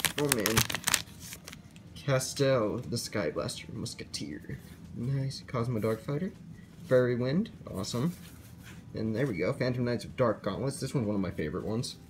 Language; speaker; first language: English; native; English